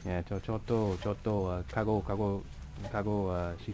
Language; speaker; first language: Korean; non-native, learner; English